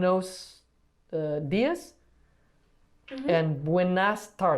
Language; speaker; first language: Spanish; non-native, learner; English